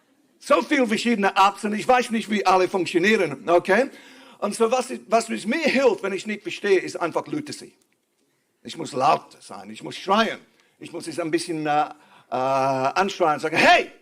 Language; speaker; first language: German; non-native, fluent; English